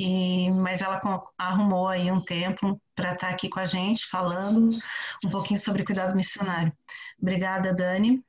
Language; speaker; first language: Portuguese; native; Portuguese